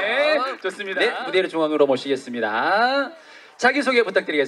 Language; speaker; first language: Korean; native; Korean